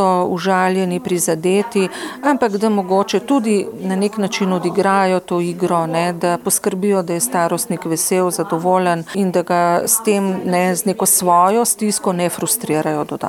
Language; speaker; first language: Slovenian; native; Slovenian